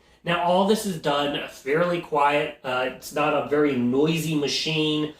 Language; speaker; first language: English; native; English